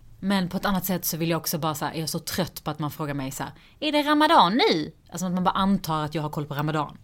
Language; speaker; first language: Swedish; early bilingual, other home language; Persian